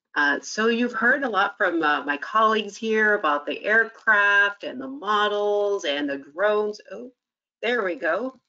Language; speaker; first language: English; native; English